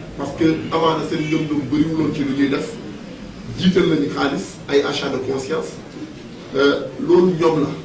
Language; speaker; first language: Wolof; non-native, local second language; Fula